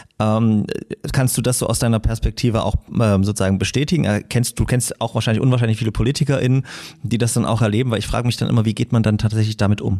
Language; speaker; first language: German; native; German